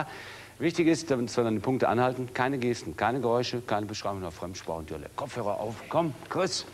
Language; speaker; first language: German; native; German